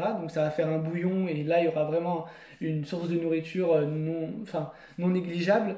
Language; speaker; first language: French; native; French